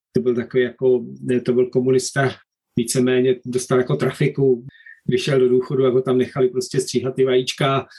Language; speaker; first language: Czech; native; Czech